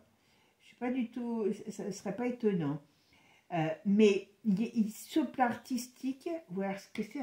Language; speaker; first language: French; native; French